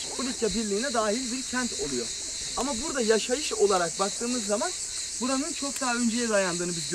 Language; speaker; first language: Turkish; native; Turkish